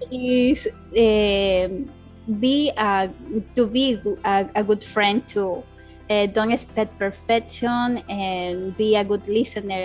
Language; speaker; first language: English; non-native, learner; Spanish